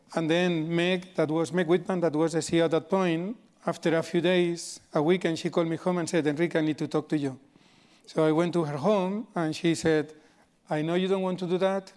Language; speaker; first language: English; non-native, fluent; Spanish